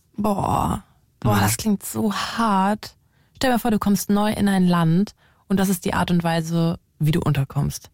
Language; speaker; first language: German; native; German